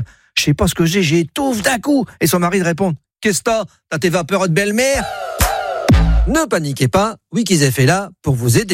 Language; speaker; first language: French; native; French